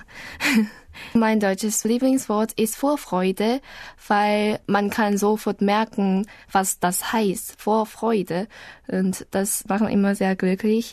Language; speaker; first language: German; non-native, learner; Korean